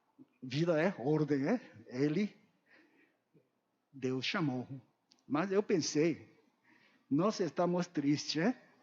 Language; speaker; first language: Portuguese; non-native, learner; Korean